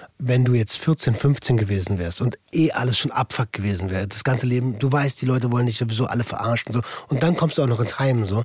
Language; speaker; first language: German; native; German